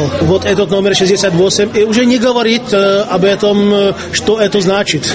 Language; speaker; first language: Russian; non-native, fluent; Czech